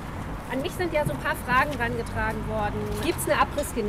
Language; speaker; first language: German; native; German